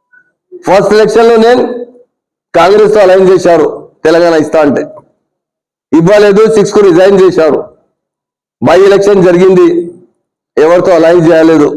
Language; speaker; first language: Telugu; non-native, local second language; Urdu